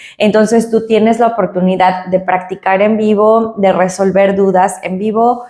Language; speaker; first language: Spanish; native; Spanish